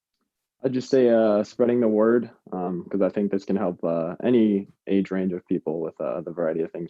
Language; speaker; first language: English; native; English